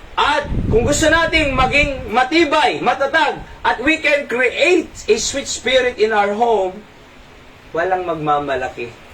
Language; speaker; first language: Filipino; non-native, local second language; Iloko